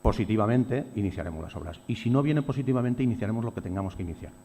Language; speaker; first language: Spanish; non-native, local second language; Catalan